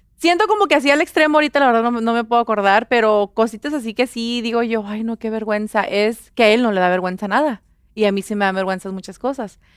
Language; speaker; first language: Spanish; early bilingual, heritage; Spanish